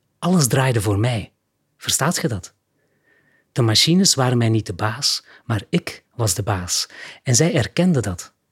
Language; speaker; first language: Dutch; native; Dutch